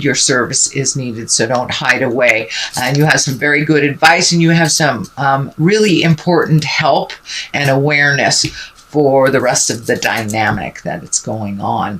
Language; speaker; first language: English; native; English